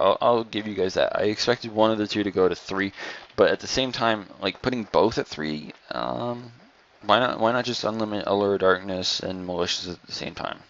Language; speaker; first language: English; native; English